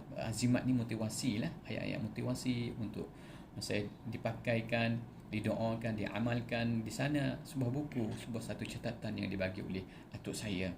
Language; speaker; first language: Malay; native; Malay